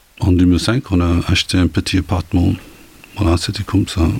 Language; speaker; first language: French; non-native, learner; English